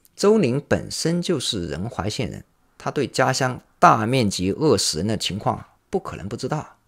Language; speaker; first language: Chinese; native; Chinese